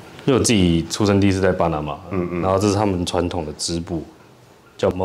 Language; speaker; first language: Chinese; early bilingual, heritage; Chinese